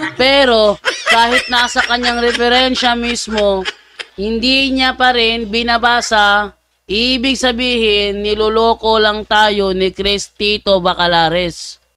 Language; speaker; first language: Filipino; native; Filipino